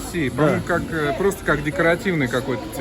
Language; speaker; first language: Russian; native; Russian